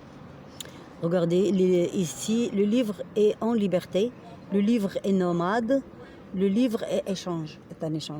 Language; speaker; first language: French; non-native, local second language; Arabic